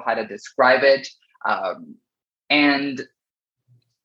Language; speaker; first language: English; early bilingual, other home language; Spanish